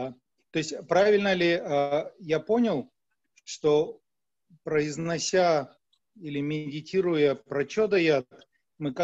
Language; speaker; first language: Russian; native; Russian